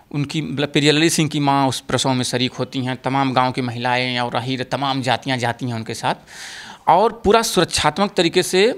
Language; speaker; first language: Hindi; native; Hindi